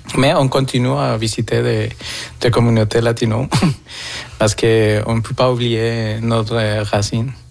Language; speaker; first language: French; non-native, fluent; Spanish